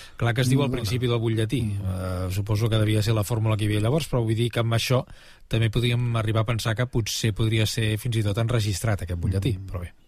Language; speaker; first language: Catalan; native; Catalan